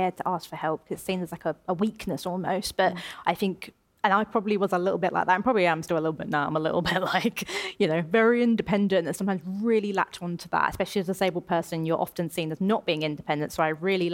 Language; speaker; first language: English; native; English